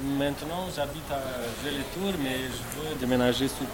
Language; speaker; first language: French; non-native, learner; Romanian